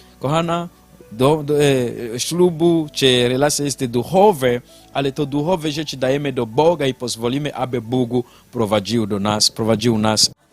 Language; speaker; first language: Polish; non-native, learner; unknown